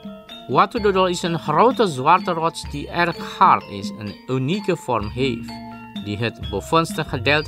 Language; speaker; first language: Dutch; non-native, fluent; Indonesian